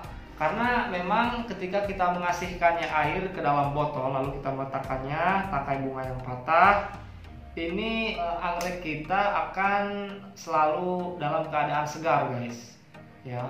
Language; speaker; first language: Indonesian; native; Indonesian